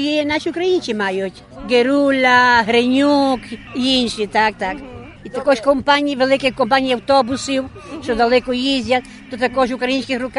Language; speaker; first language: Ukrainian; early bilingual, heritage; Ukrainian